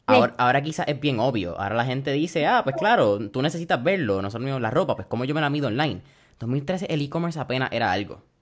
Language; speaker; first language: Spanish; early bilingual, heritage; Spanish